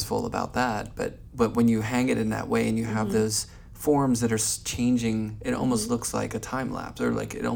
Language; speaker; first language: English; native; English